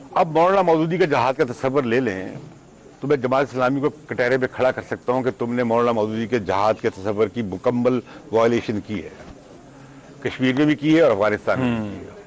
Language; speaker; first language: Urdu; non-native, local second language; Punjabi